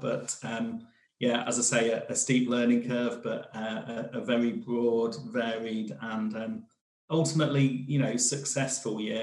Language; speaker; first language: English; native; English